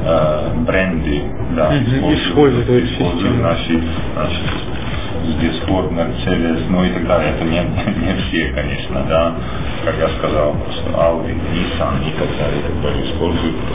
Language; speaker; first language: Russian; non-native, fluent; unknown